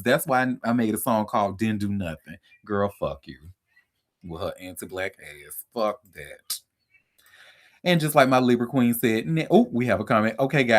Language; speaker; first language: English; native; English